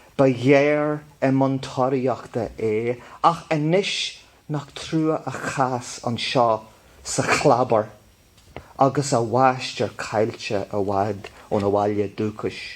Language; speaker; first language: Irish; non-native, local second language; English